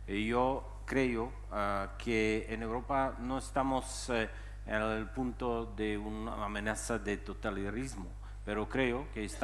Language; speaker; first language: Spanish; non-native, fluent; Czech